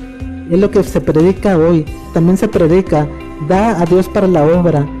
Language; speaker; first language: Spanish; native; Spanish